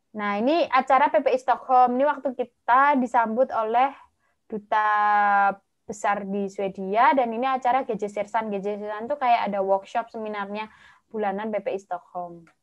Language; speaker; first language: Indonesian; native; Indonesian